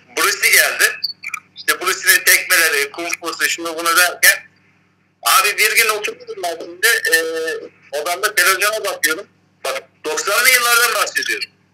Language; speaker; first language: Turkish; early bilingual, heritage; Turkish